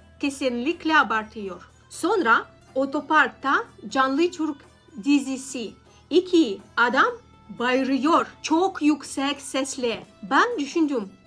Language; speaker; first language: Turkish; non-native, learner; Russian